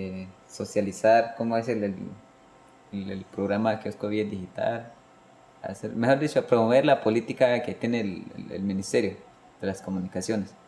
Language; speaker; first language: Spanish; non-native, local second language; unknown